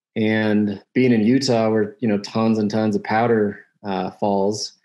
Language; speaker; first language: English; native; English